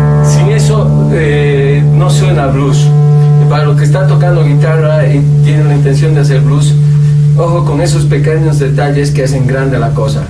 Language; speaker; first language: Spanish; native; Spanish